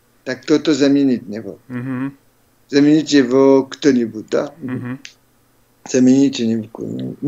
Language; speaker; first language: Russian; non-native, learner; French